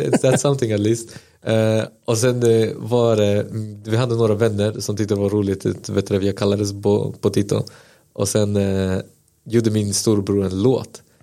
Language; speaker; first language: Swedish; early bilingual, other home language; Spanish